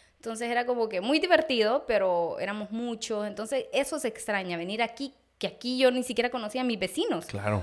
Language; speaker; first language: Spanish; native; Spanish